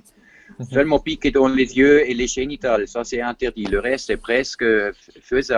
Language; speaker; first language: French; non-native, fluent; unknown